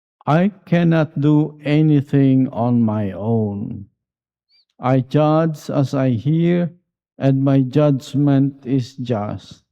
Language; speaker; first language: English; non-native, local second language; Filipino